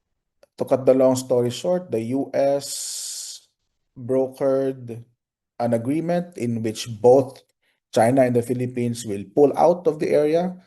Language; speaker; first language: English; non-native, local second language; Filipino